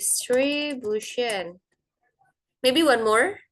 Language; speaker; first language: English; non-native, fluent; Indonesian